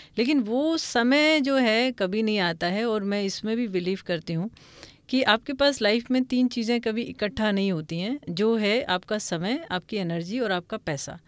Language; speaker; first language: Hindi; non-native, local second language; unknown